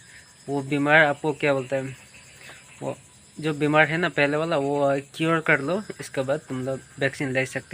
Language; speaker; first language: Hindi; non-native, local second language; Santali